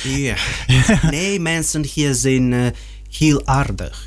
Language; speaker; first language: Dutch; non-native, learner; Russian